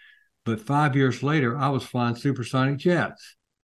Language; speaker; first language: English; native; English